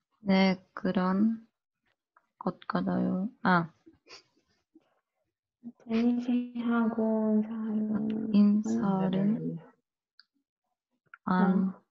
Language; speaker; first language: Korean; non-native, learner; Spanish